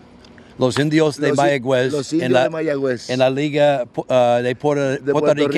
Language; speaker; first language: Spanish; non-native, learner; English